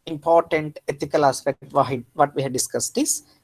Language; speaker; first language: English; non-native, local second language; Kannada